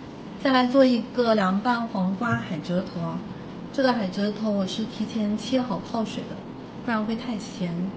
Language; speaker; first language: Chinese; native; Chinese